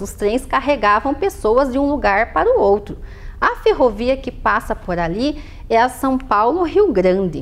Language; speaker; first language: Portuguese; native; Portuguese